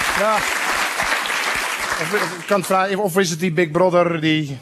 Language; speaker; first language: Dutch; native; Dutch